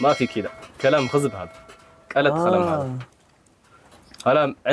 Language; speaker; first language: Arabic; non-native, learner; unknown